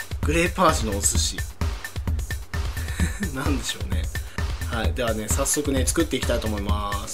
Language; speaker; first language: Japanese; native; Japanese